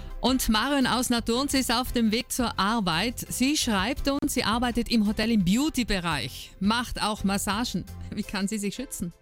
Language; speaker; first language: German; native; German